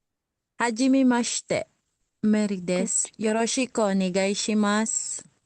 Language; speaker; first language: Japanese; non-native, learner; Filipino